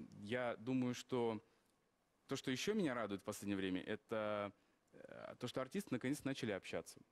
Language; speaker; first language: Russian; non-native, local second language; Kazakh